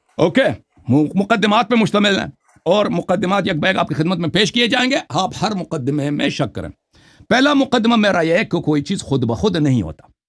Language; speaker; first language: Urdu; non-native, fluent; Persian